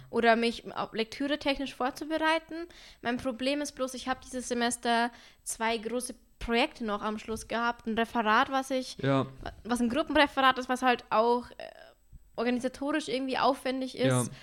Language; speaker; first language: German; native; German